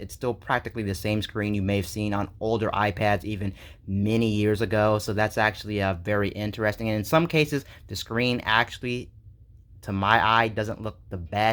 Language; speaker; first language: English; native; English